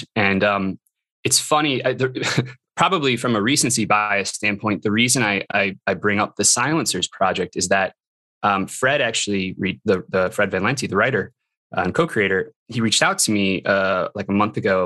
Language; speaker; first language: English; native; English